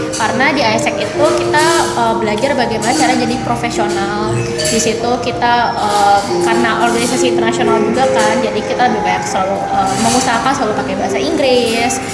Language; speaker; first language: Indonesian; native; Indonesian